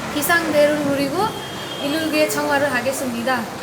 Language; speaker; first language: Korean; non-native, learner; Nepali